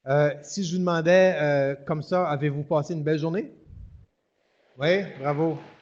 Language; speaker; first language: French; native; French